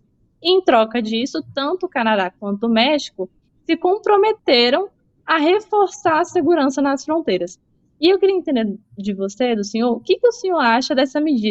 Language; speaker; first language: Portuguese; native; Portuguese